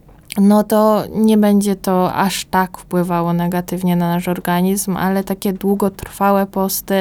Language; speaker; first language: Polish; native; Polish